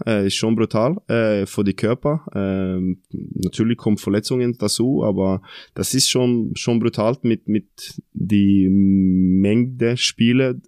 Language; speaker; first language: German; non-native, fluent; Norwegian